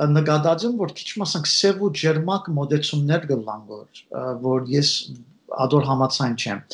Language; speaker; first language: Armenian; early bilingual, heritage; Armenian